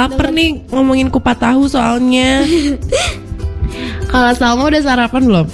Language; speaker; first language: Indonesian; native; Indonesian